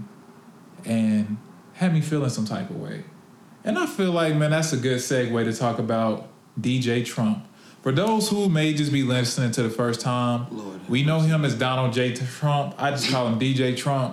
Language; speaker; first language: English; native; English